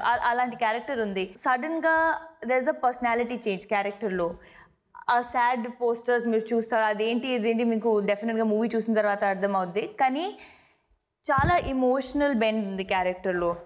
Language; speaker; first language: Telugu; non-native, fluent; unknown